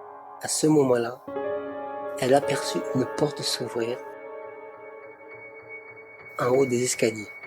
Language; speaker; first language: French; native; French